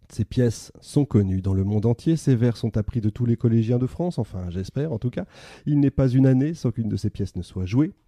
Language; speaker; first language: French; native; French